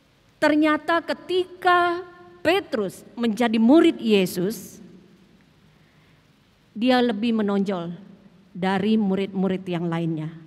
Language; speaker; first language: Indonesian; native; Indonesian